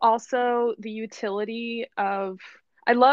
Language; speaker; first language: English; native; English